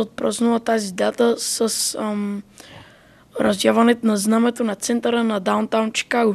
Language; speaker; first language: Bulgarian; early bilingual, heritage; Bulgarian